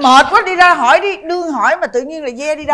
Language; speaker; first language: Vietnamese; native; Vietnamese